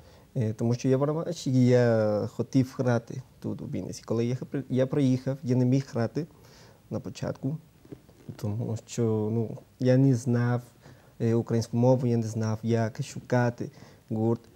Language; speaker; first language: Ukrainian; non-native, learner; Spanish